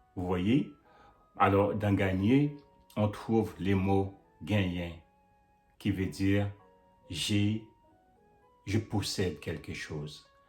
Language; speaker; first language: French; non-native, local second language; Haitian Creole